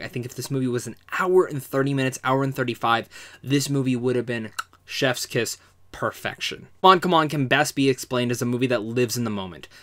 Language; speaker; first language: English; native; English